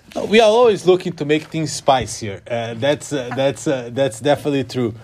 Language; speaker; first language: English; non-native, fluent; Portuguese